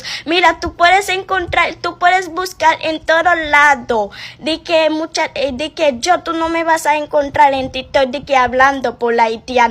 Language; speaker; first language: Spanish; non-native, fluent; Haitian Creole